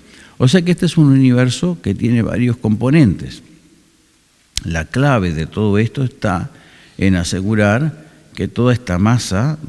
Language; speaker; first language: Spanish; native; Spanish